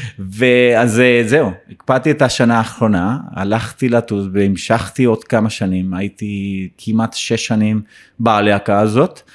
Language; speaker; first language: Hebrew; non-native, fluent; Spanish